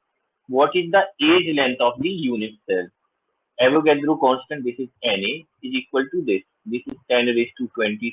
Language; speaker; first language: English; non-native, local second language; Hindi